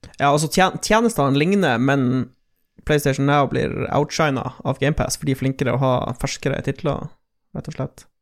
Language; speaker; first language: Norwegian; native; Norwegian